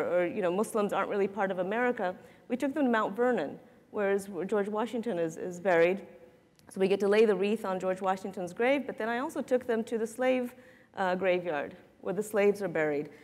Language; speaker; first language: English; native; English